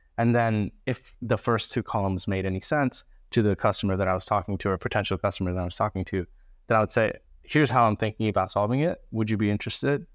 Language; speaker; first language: English; early bilingual, other home language; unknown